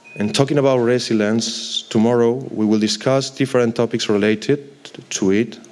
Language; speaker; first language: English; non-native, fluent; Galician